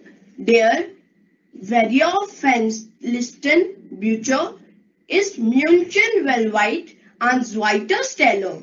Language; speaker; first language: German; non-native, learner; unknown